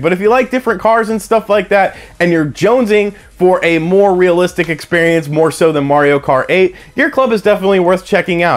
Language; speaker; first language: English; native; English